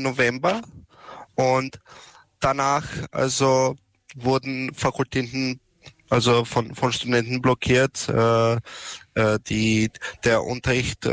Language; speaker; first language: German; non-native, learner; Serbian